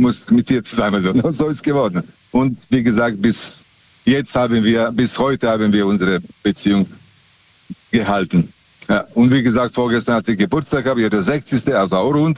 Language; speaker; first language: German; native; German